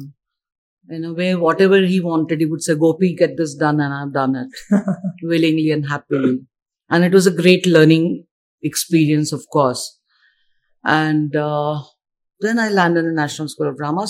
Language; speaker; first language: English; non-native, local second language; Gujarati